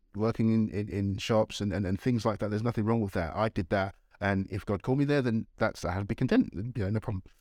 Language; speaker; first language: English; native; English